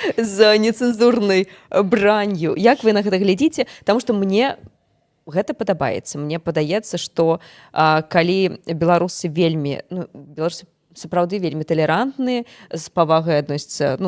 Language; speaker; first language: Belarusian; native; Belarusian